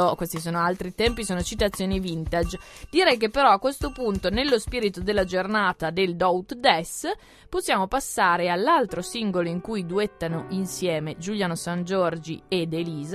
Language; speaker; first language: Italian; native; Italian